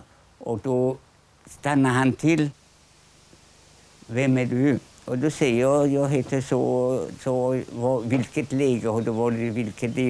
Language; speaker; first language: Swedish; non-native, fluent; Polish